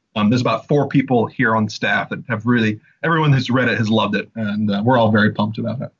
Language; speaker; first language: English; native; English